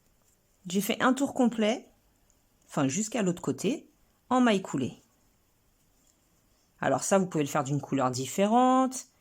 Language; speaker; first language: French; native; French